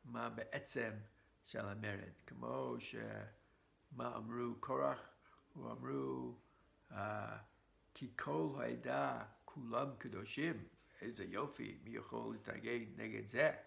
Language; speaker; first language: Hebrew; non-native, fluent; English